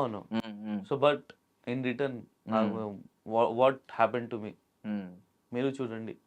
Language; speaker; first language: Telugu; non-native, local second language; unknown